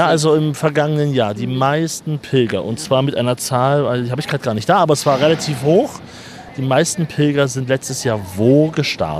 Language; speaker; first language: German; native; German